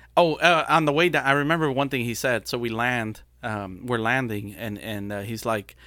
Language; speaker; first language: English; early bilingual, other home language; Spanish